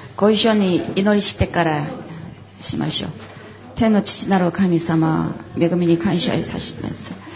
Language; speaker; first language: Japanese; non-native, fluent; Korean